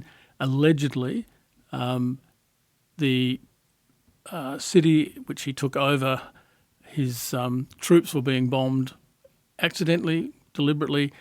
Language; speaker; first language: English; native; English